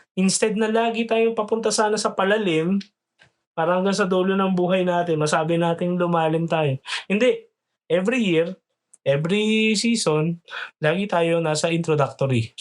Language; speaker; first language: Filipino; native; Filipino